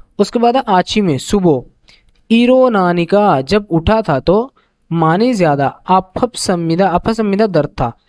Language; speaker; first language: Urdu; native; Urdu